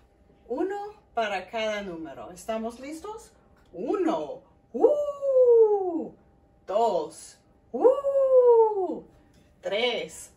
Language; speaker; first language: Spanish; non-native, fluent; English